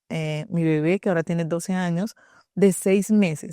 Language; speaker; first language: Spanish; native; Spanish